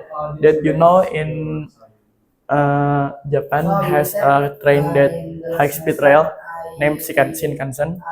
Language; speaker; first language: English; non-native, learner; Indonesian